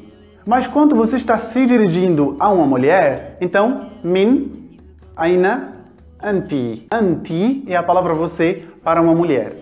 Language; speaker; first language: Portuguese; non-native, fluent; Arabic